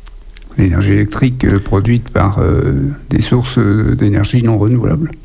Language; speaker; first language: French; native; French